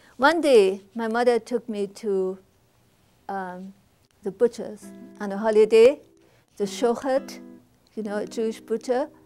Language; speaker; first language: English; non-native, fluent; German